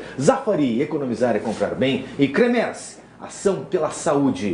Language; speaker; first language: Portuguese; native; Portuguese